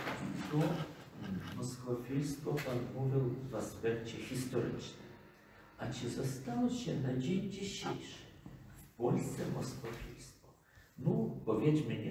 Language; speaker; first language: Polish; non-native, fluent; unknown